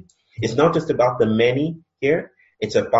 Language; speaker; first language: English; non-native, local second language; Yoruba